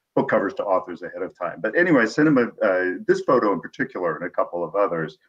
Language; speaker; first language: English; native; English